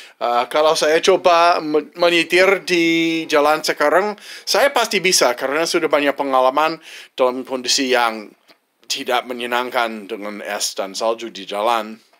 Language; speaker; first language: Indonesian; non-native, fluent; English